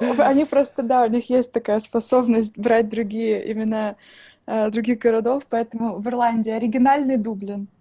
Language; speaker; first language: Russian; native; Russian